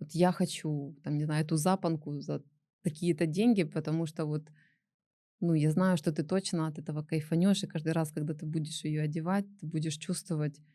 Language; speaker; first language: Russian; native; Russian